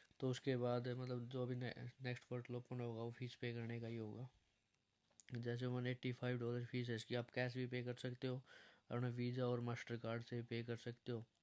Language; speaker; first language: Hindi; non-native, local second language; Punjabi